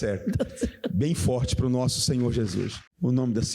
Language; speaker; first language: Portuguese; native; Portuguese